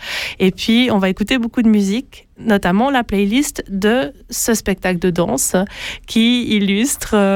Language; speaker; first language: French; native; French